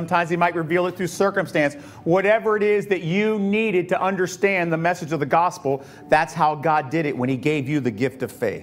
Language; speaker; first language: English; native; English